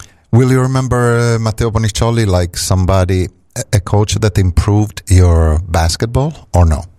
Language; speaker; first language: English; non-native, fluent; Italian